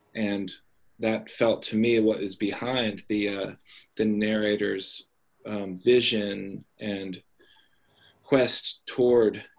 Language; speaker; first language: English; native; English